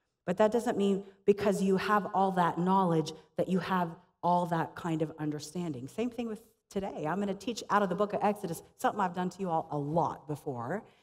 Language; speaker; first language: English; native; English